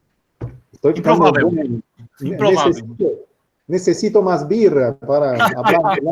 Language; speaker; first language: Spanish; non-native, learner; Portuguese